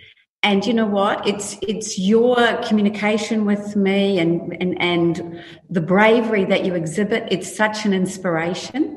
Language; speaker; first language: English; native; English